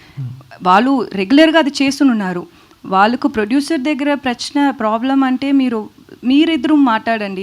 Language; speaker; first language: Telugu; non-native, learner; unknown